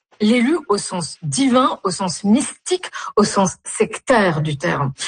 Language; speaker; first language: French; non-native, local second language; Arabic